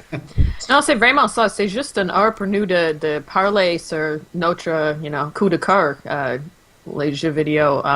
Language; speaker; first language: French; non-native, local second language; English